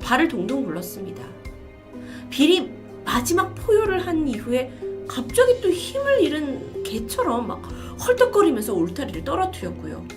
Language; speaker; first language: Korean; native; Korean